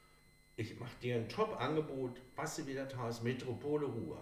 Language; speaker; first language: German; native; German